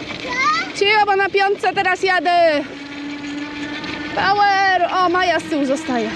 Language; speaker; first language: Polish; native; Polish